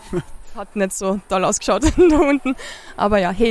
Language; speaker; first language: German; native; German